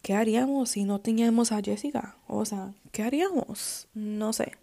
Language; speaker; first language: Spanish; early bilingual, heritage; Spanish